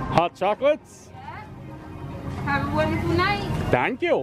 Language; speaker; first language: English; native; English